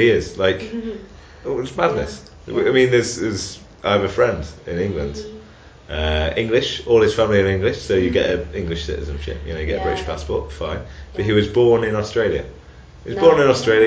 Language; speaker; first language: English; native; English